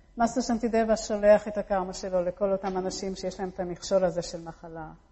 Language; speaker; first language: Hebrew; early bilingual, other home language; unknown